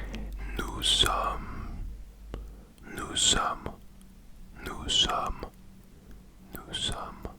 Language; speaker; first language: French; non-native, learner; English